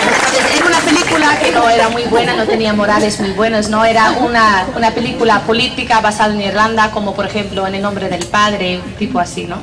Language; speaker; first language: Spanish; non-native, fluent; English